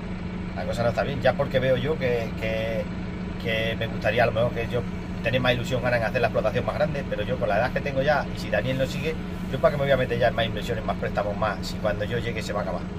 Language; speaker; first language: Spanish; native; Spanish